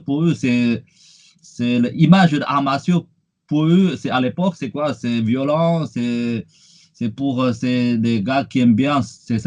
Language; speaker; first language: French; non-native, fluent; Chinese